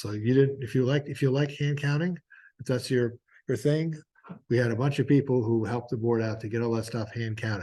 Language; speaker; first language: English; native; English